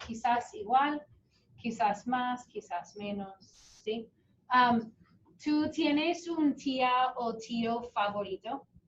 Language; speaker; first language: Spanish; non-native, fluent; English